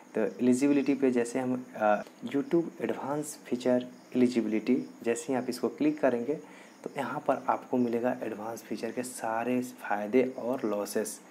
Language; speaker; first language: Hindi; native; Hindi